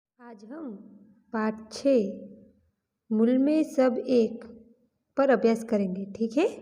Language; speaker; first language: Hindi; non-native, local second language; Gujarati